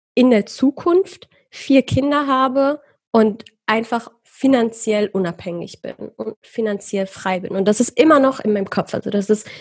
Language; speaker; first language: German; early bilingual, other home language; Persian